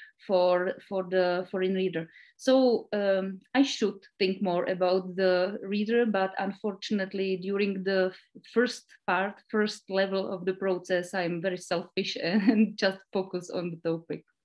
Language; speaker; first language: English; non-native, fluent; Czech